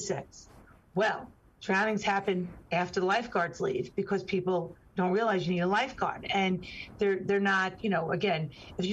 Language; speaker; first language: English; native; English